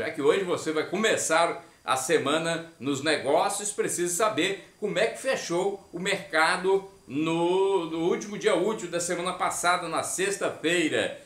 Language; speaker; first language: Portuguese; native; Portuguese